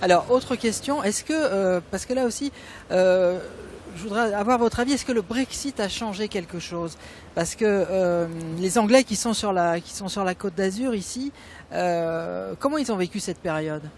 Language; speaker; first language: French; native; French